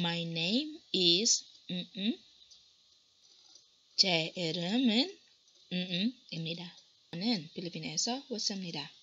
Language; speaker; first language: Korean; non-native, learner; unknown